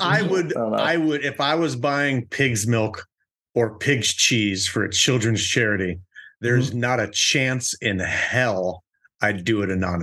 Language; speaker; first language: English; native; English